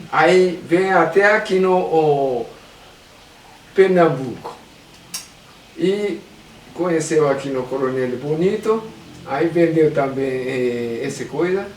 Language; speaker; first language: Portuguese; non-native, learner; Japanese